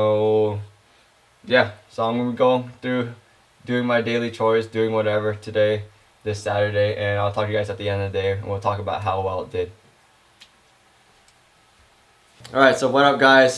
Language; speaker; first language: English; native; English